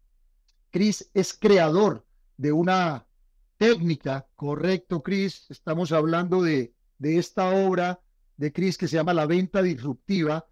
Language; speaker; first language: Spanish; native; Spanish